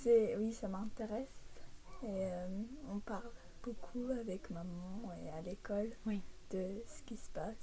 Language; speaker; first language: French; early bilingual, heritage; English